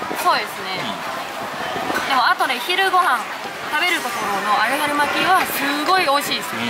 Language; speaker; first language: Japanese; non-native, fluent; Vietnamese